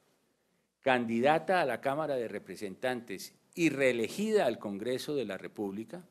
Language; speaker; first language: Spanish; native; Spanish